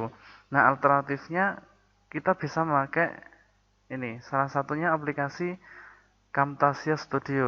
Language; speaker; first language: Indonesian; native; Indonesian